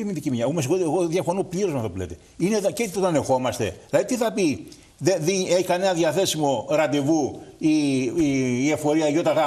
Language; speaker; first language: Greek; native; Greek